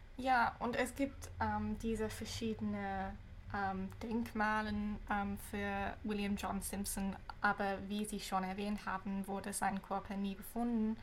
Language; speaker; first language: German; non-native, fluent; English